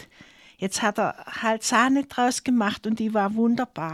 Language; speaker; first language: German; native; German